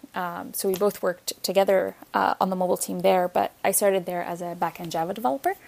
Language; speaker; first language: English; non-native, fluent; Arabic